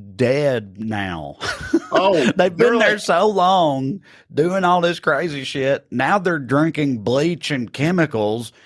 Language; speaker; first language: English; native; English